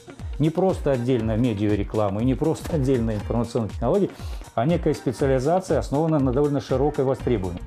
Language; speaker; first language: Russian; native; Russian